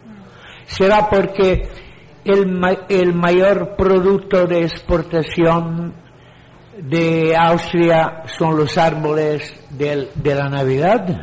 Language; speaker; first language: Spanish; non-native, fluent; Italian